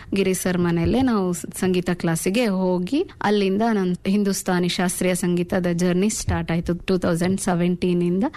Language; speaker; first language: Kannada; non-native, local second language; Urdu